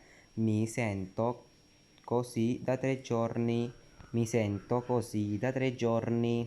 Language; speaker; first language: Italian; non-native, fluent; Urdu